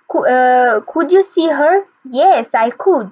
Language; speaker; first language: English; non-native, fluent; Albanian